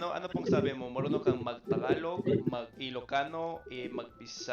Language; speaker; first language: Filipino; non-native, fluent; English